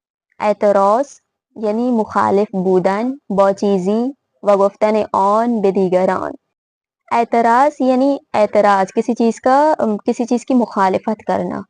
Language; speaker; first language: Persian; non-native, fluent; Urdu